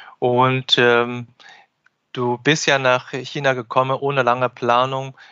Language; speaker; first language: German; non-native, fluent; Chinese